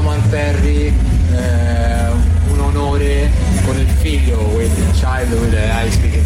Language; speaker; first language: English; non-native, learner; Italian